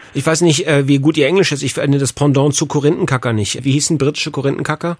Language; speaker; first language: German; native; German